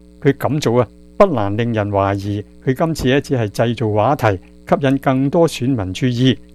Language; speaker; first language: Chinese; non-native, local second language; Cantonese